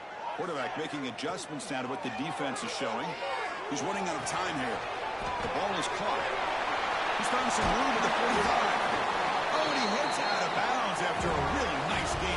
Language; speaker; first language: English; native; English